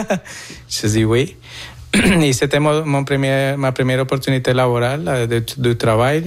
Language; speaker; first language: French; non-native, fluent; Spanish